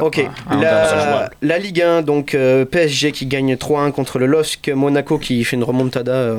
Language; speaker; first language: French; native; French